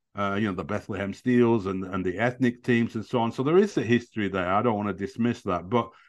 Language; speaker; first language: English; native; English